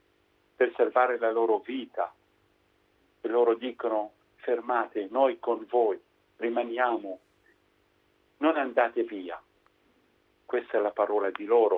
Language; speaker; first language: Italian; non-native, fluent; Arabic